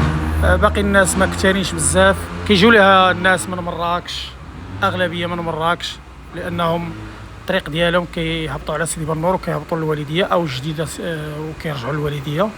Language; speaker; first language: Arabic; native; Arabic